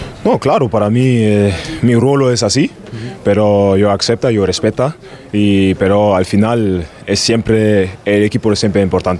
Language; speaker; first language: Spanish; non-native, learner; German